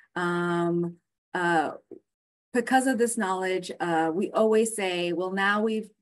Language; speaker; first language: English; native; English